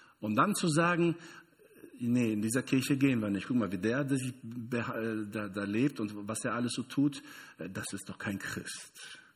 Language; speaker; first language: German; non-native, fluent; Portuguese